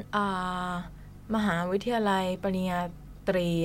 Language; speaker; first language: Thai; non-native, fluent; Japanese